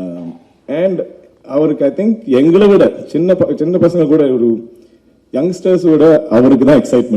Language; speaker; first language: Tamil; non-native, local second language; Malayalam